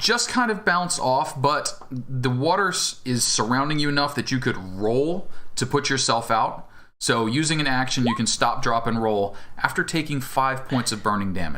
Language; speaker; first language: English; native; English